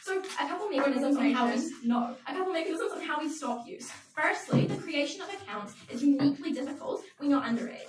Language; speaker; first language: English; native; English